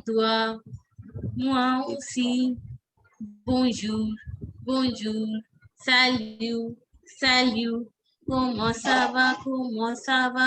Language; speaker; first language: French; non-native, fluent; Hindi